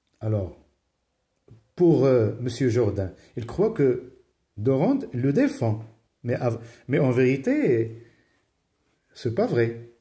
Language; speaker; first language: French; non-native, local second language; Arabic